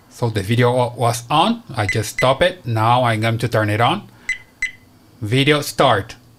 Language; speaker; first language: English; non-native, fluent; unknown